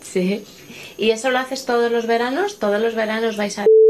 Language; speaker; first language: Spanish; non-native, fluent; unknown